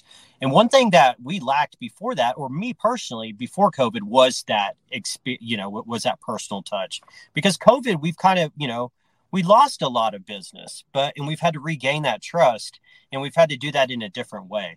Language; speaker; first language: English; native; English